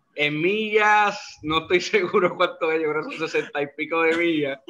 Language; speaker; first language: Spanish; native; Spanish